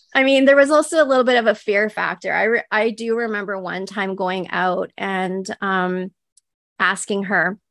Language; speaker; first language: English; native; English